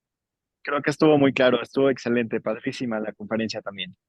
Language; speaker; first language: Spanish; native; Spanish